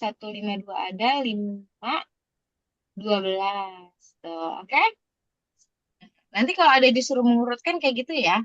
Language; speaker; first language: Indonesian; native; Indonesian